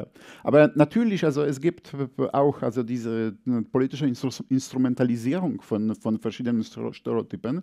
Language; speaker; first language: German; non-native, fluent; Polish